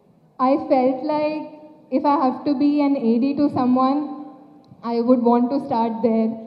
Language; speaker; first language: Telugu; non-native, fluent; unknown